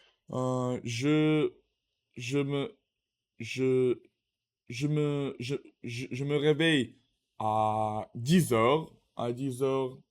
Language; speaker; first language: French; non-native, learner; Russian